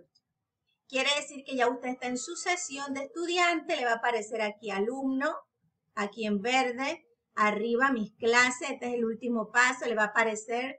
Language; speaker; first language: Spanish; native; Spanish